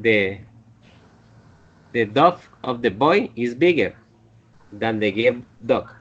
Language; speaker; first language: English; non-native, learner; Spanish